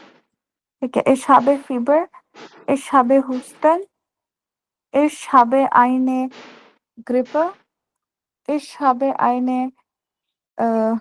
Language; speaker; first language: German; non-native, learner; Urdu